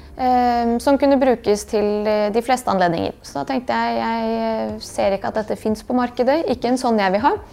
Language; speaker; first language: Norwegian; early bilingual, other home language; Bosnian